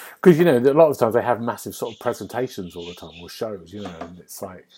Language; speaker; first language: English; native; English